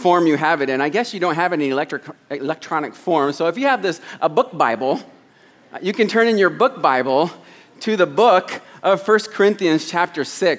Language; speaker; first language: English; native; English